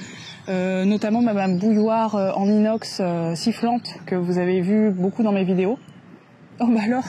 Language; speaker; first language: French; native; French